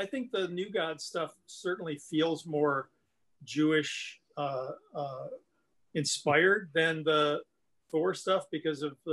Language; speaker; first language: English; native; English